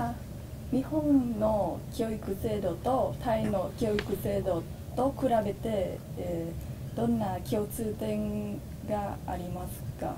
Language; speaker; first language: Japanese; non-native, learner; Thai